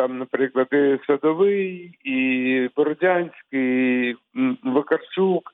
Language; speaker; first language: Ukrainian; non-native, local second language; Russian